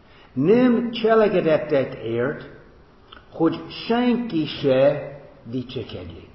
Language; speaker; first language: Hungarian; non-native, fluent; English